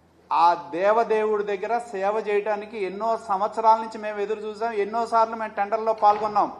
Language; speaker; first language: Telugu; native; Telugu